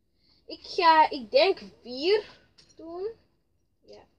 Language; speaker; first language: Dutch; early bilingual, other home language; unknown